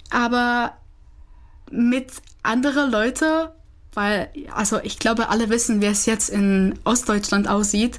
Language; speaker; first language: German; non-native, fluent; Czech